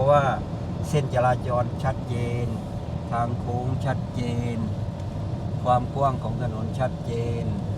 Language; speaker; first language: Thai; native; Thai